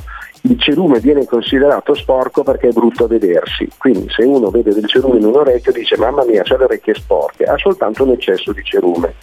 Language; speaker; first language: Italian; native; Italian